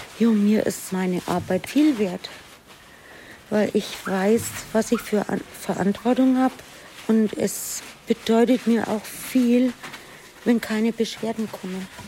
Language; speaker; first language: German; native; German